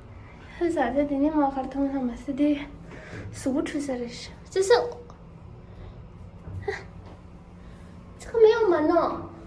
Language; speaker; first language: Chinese; non-native, learner; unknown